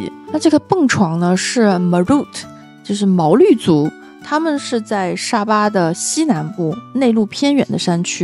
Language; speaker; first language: Chinese; native; Chinese